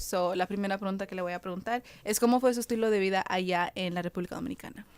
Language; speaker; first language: Spanish; early bilingual, heritage; Spanish